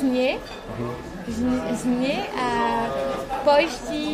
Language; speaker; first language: Russian; non-native, learner; French